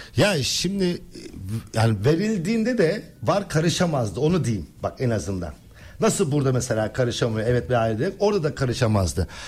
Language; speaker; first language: Turkish; native; Turkish